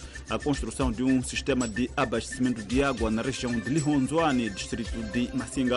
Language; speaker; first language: Portuguese; native; Portuguese